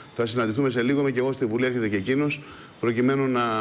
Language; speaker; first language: Greek; native; Greek